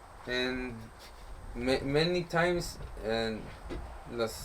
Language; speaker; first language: English; non-native, learner; Spanish